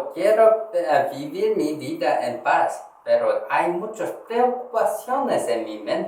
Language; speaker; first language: Spanish; non-native, learner; Korean